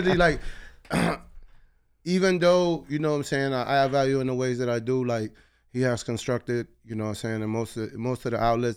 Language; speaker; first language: English; early bilingual, other home language; Spanish